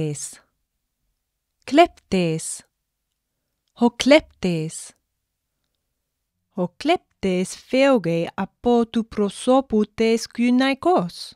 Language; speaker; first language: Greek; non-native, fluent; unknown